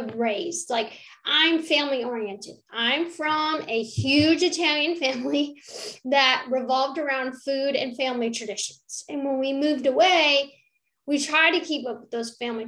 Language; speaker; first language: English; native; English